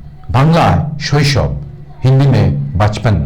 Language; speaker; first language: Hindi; non-native, local second language; Bangla